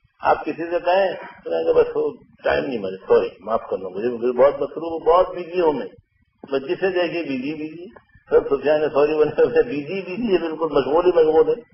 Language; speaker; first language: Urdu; native; Urdu